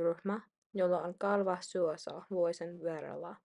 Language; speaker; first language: Finnish; non-native, learner; English